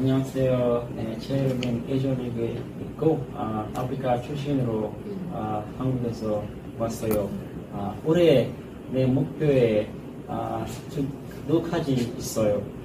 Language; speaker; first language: Korean; non-native, learner; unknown